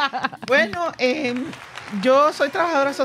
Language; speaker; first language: Spanish; early bilingual, heritage; Spanish